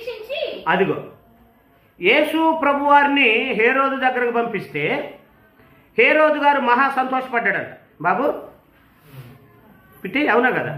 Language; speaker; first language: Telugu; native; Telugu